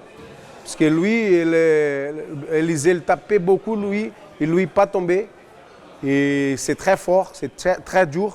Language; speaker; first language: French; non-native, learner; Portuguese